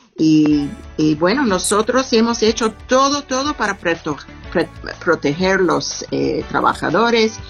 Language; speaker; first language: Spanish; non-native, learner; English